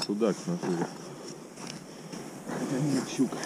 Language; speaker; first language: Russian; native; Russian